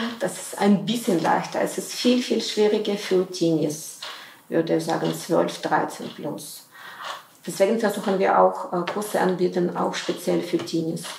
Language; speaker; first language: German; non-native, fluent; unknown